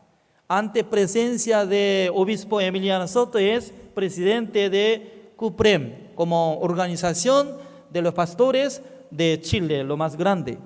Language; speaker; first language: Spanish; non-native, fluent; Korean